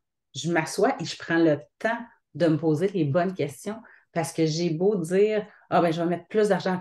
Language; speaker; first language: French; native; French